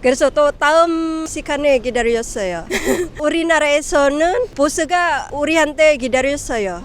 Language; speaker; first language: Korean; non-native, learner; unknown